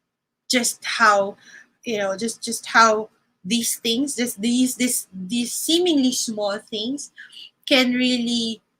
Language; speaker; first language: English; non-native, local second language; Filipino